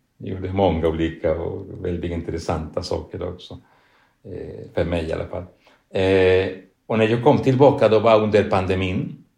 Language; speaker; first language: Swedish; non-native, fluent; Spanish